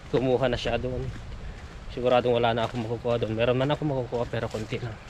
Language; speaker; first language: Filipino; non-native, local second language; Iloko